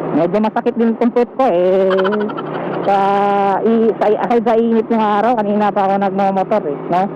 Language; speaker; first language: Filipino; non-native, local second language; Cebuano